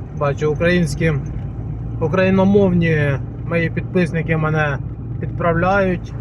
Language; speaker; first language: Ukrainian; non-native, local second language; Russian